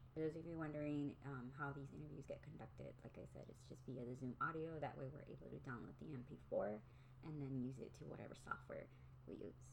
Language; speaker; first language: English; early bilingual, other home language; Spanish